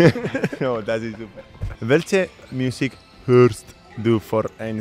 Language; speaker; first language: German; non-native, learner; Spanish